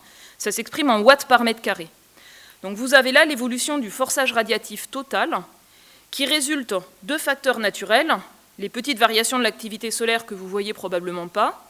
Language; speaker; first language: French; native; French